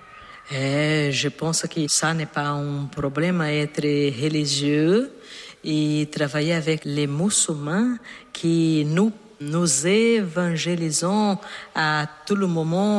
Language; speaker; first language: French; non-native, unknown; Portuguese